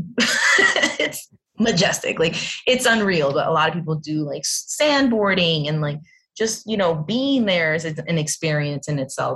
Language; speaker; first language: English; native; English